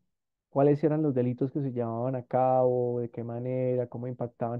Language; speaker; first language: Spanish; native; Spanish